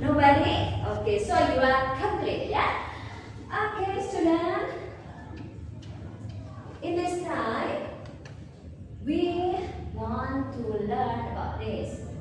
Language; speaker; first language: English; non-native, learner; Indonesian